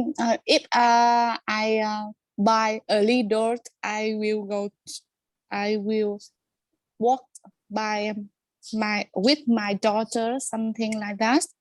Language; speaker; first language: English; non-native, learner; Vietnamese